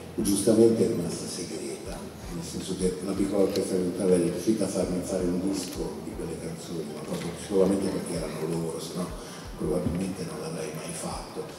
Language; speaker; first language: Italian; native; Italian